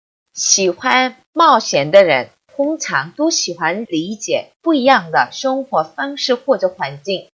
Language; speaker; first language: Chinese; non-native, fluent; Korean